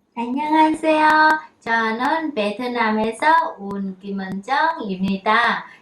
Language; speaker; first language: Korean; non-native, learner; Vietnamese